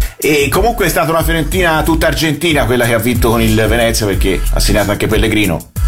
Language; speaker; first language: Italian; native; Italian